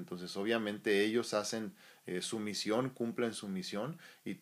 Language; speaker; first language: Spanish; native; Spanish